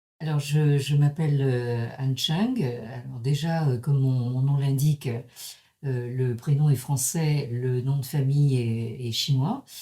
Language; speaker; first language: French; early bilingual, other home language; Chinese